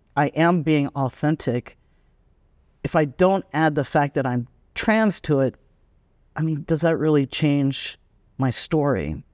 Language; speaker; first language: English; native; English